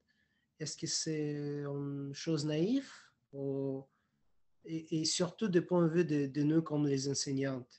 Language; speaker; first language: French; non-native, fluent; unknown